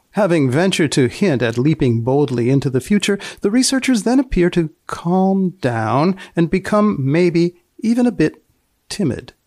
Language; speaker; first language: English; native; English